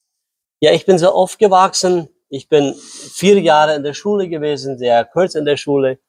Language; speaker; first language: German; early bilingual, heritage; Low German